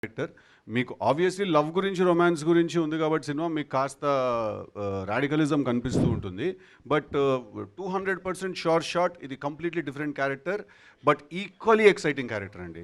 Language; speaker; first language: Telugu; native; Telugu